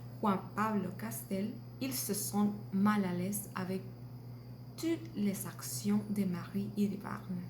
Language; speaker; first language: French; non-native, learner; Spanish